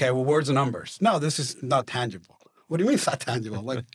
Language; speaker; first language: English; non-native, fluent; Spanish